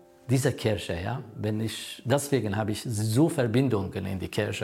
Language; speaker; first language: German; non-native, fluent; Kurdish